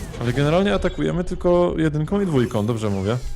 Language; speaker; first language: Polish; native; Polish